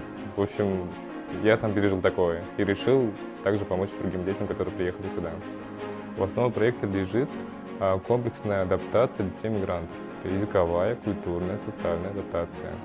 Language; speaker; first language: Russian; early bilingual, other home language; Kyrgyz